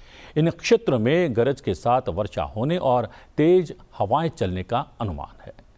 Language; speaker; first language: Hindi; native; Hindi